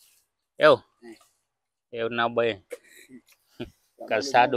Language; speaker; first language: Portuguese; non-native, learner; Vietnamese